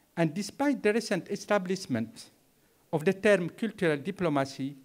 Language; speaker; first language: English; non-native, fluent; Arabic